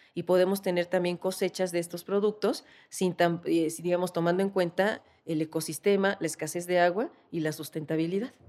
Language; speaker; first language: Spanish; native; Spanish